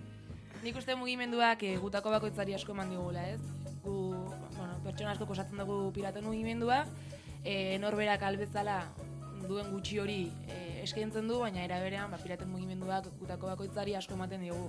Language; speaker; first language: Basque; native; Basque